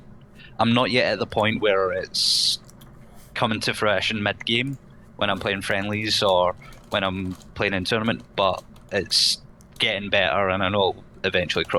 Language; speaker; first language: English; native; English